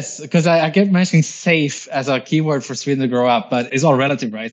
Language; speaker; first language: English; non-native, fluent; Swedish